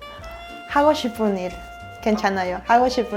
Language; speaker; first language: Korean; non-native, learner; Spanish